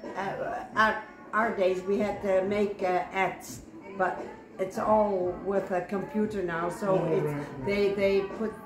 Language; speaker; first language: English; non-native, fluent; Dutch